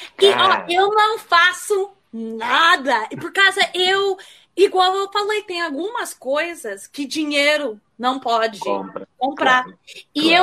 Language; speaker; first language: Portuguese; early bilingual, heritage; Portuguese